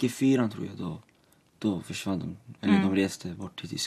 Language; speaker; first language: Swedish; early bilingual, other home language; Arabic